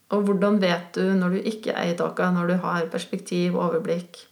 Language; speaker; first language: Norwegian; non-native, fluent; Swiss German